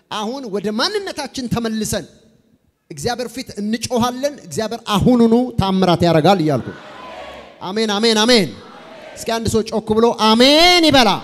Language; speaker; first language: Amharic; native; Amharic